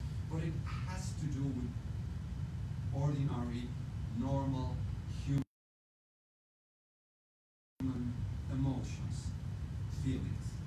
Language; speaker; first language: English; non-native, fluent; Spanish